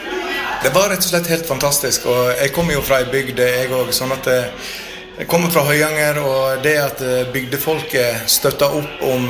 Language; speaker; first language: Norwegian; native; Norwegian